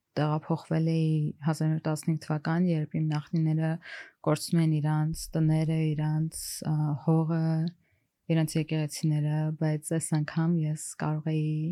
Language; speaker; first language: Armenian; early bilingual, heritage; Armenian